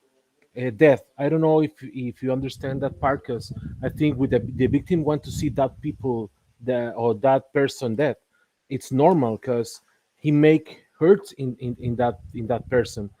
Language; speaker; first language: English; non-native, learner; Spanish